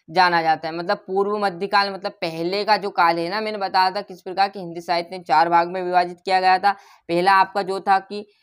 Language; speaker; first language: Hindi; native; Hindi